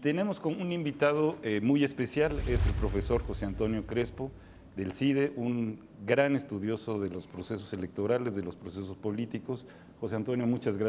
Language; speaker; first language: Spanish; native; Spanish